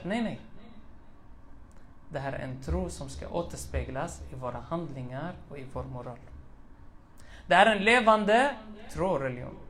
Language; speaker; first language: Swedish; early bilingual, other home language; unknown